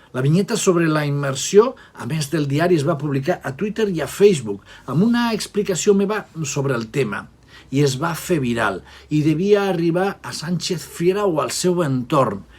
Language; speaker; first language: Catalan; non-native, local second language; Spanish